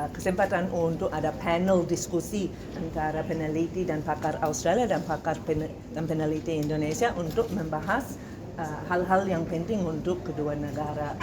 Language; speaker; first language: Indonesian; non-native, fluent; English